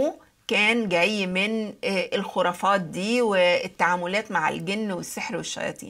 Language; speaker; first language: Arabic; native; Arabic